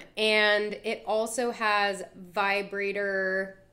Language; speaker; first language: English; native; English